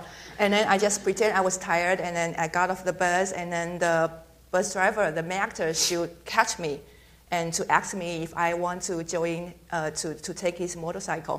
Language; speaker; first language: English; non-native, fluent; Chinese